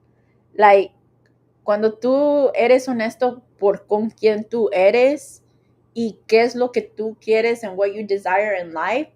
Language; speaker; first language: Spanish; early bilingual, heritage; Spanish